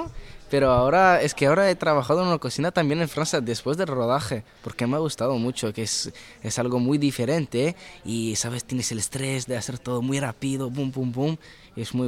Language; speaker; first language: Spanish; early bilingual, heritage; Arabic